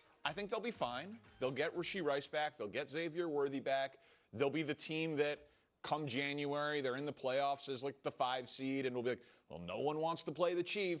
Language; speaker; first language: English; native; English